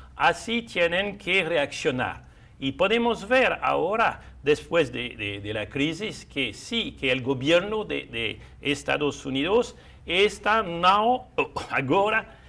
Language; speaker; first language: Spanish; non-native, fluent; French